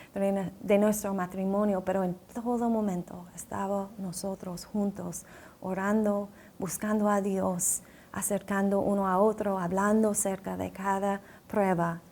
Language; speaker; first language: Spanish; non-native, fluent; English